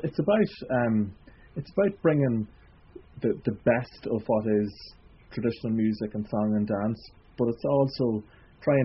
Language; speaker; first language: English; native; English